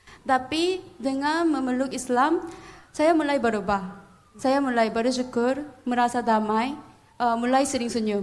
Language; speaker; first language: Indonesian; non-native, fluent; Korean